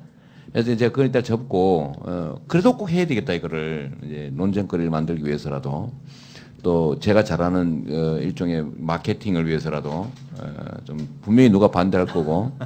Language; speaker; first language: Korean; native; Korean